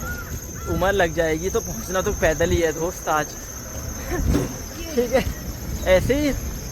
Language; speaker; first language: Hindi; native; Hindi